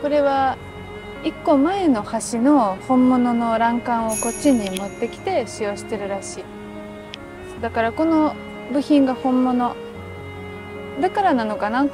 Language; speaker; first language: Japanese; non-native, fluent; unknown